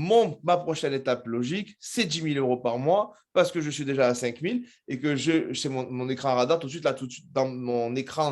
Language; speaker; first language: French; native; French